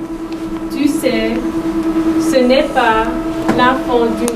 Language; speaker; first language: French; non-native, learner; English